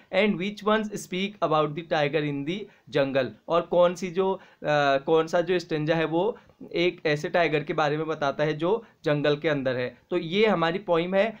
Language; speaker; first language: Hindi; native; Hindi